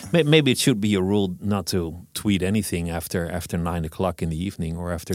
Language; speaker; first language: English; non-native, fluent; Dutch